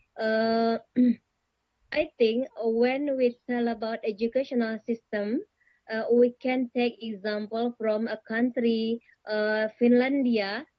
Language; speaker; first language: English; non-native, learner; Indonesian